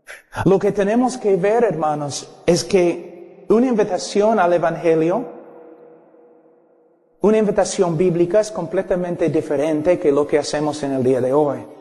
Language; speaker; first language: Spanish; non-native, fluent; English